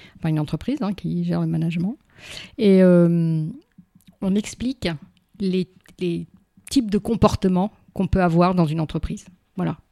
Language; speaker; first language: French; native; French